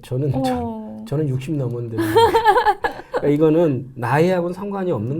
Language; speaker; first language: Korean; native; Korean